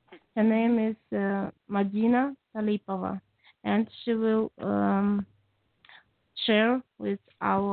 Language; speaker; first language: English; non-native, learner; Kazakh